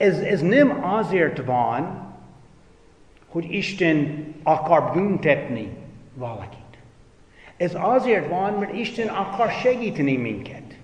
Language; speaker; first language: Hungarian; non-native, fluent; English